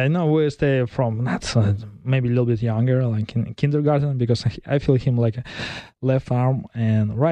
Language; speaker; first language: English; non-native, learner; Kazakh